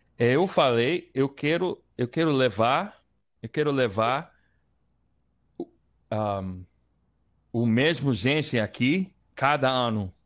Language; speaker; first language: Portuguese; non-native, learner; English